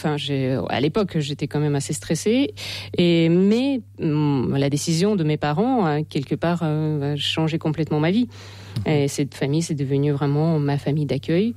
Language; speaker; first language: French; non-native, fluent; Russian